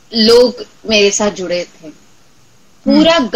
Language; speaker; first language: Hindi; non-native, local second language; Marathi